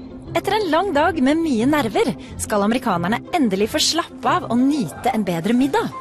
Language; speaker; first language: Norwegian; native; Norwegian